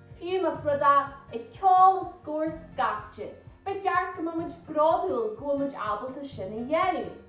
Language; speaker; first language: Irish; native; Irish